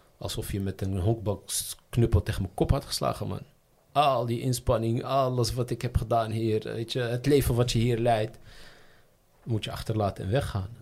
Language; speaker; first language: Dutch; early bilingual, other home language; Riffian